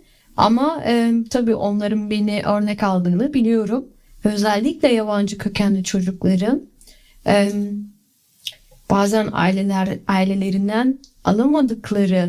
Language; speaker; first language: Turkish; early bilingual, heritage; Turkish